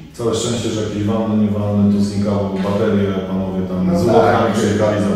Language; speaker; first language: Polish; native; Polish